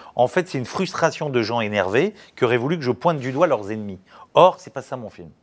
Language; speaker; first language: French; native; French